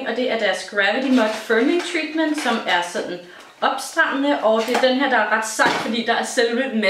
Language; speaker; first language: Danish; native; Danish